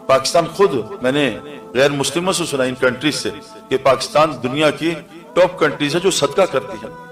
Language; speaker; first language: Urdu; native; Urdu